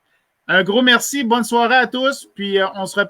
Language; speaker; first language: French; native; French